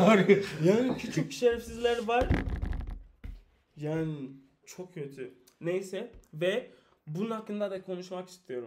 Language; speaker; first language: Turkish; non-native, learner; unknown